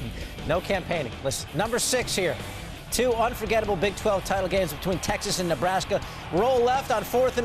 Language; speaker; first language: English; native; English